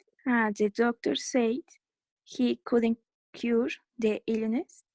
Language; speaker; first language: English; non-native, learner; Spanish